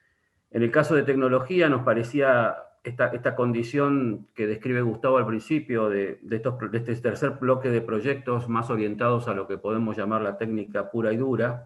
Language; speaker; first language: Spanish; native; Spanish